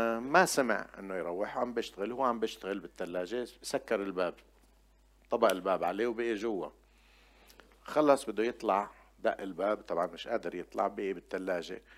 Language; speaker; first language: Arabic; non-native, local second language; Armenian